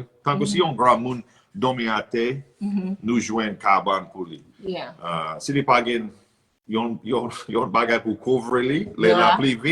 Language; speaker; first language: Haitian Creole; non-native, learner; English